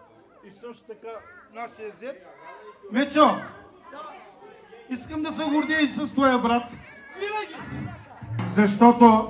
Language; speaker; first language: Bulgarian; non-native, local second language; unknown